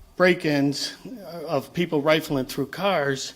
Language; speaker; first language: English; native; English